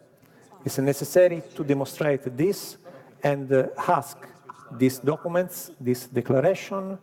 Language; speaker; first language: English; non-native, learner; Italian